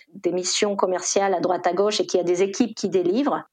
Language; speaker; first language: French; non-native, fluent; Spanish